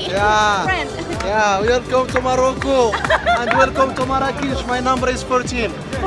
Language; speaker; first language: English; non-native, learner; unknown